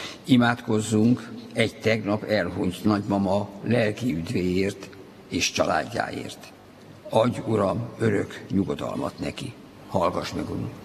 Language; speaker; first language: Hungarian; native; Hungarian